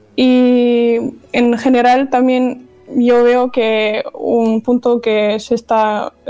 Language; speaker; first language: Spanish; non-native, fluent; German